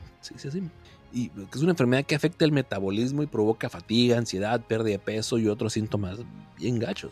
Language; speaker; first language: Spanish; native; Spanish